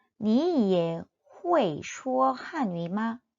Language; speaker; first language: Chinese; non-native, fluent; Korean